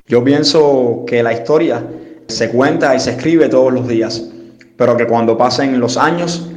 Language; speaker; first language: Spanish; native; Spanish